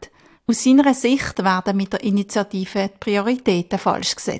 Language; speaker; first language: German; native; German